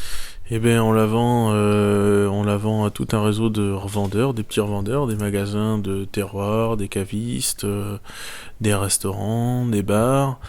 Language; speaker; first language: French; native; French